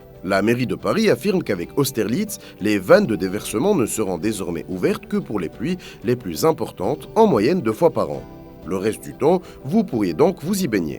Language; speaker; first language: French; native; French